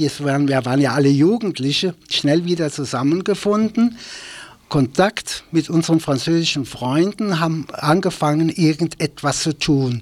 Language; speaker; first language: German; native; German